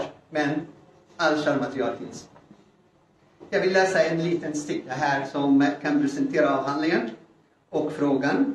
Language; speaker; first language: Swedish; non-native, fluent; Arabic